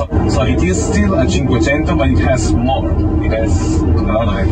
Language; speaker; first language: English; non-native, fluent; Italian